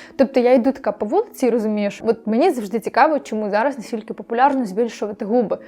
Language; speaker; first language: Ukrainian; non-native, local second language; Russian